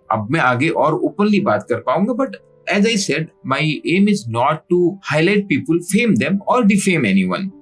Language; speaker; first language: Hindi; native; Hindi